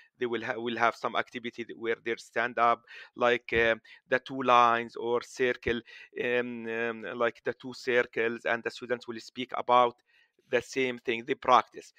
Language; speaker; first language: English; non-native, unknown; Arabic